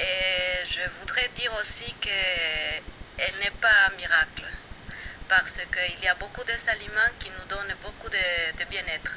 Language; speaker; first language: French; non-native, fluent; Spanish